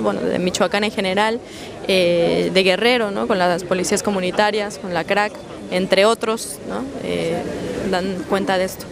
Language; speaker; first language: Spanish; native; Spanish